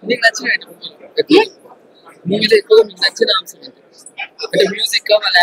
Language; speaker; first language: Telugu; native; Telugu